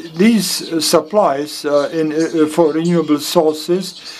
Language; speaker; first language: English; non-native, fluent; Czech